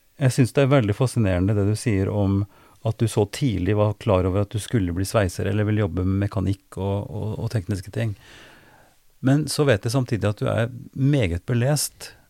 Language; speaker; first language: Norwegian; native; Norwegian